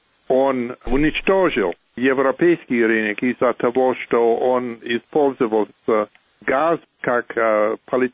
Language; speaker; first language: Russian; non-native, fluent; English